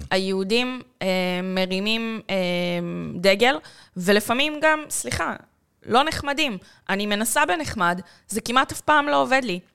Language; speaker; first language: Hebrew; native; Hebrew